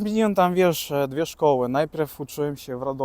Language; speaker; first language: Polish; early bilingual, other home language; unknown